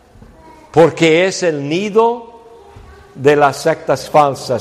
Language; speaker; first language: Spanish; non-native, fluent; English